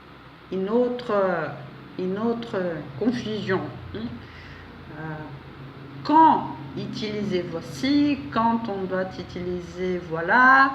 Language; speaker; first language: French; non-native, fluent; Portuguese